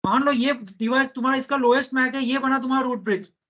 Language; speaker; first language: Hindi; non-native, local second language; Marathi